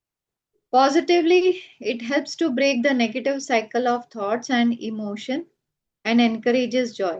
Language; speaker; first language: English; non-native, local second language; Gujarati